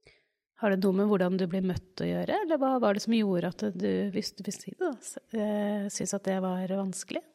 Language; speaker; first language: Norwegian; native; Norwegian